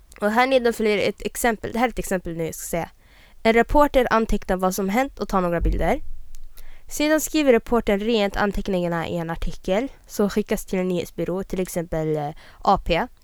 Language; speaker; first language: Swedish; native; Swedish